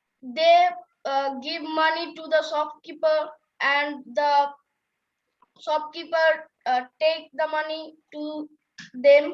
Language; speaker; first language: English; non-native, learner; Bangla